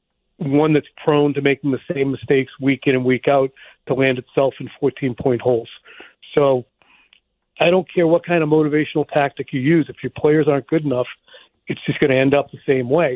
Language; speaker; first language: English; native; English